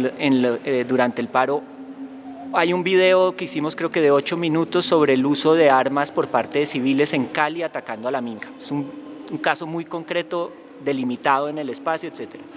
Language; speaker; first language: Spanish; native; Spanish